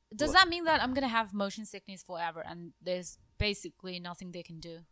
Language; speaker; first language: English; non-native, fluent; Chinese